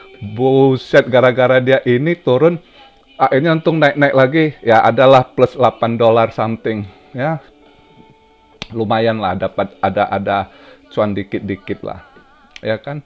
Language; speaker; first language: Indonesian; native; Indonesian